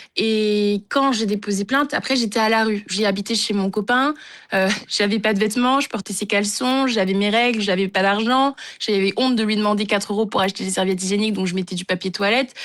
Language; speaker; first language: French; early bilingual, other home language; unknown